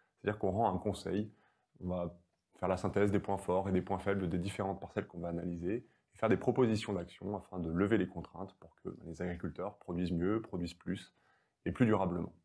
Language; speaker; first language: French; native; French